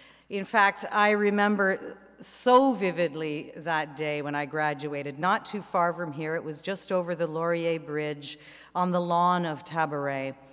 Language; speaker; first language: English; native; English